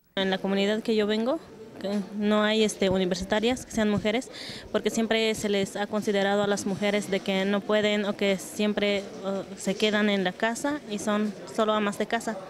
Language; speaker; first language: Spanish; non-native, local second language; Tzotzil